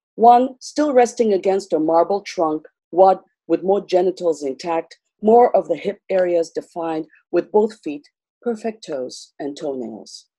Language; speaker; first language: English; non-native, local second language; Armenian